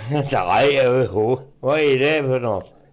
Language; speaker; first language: Swedish; non-native, local second language; Finnish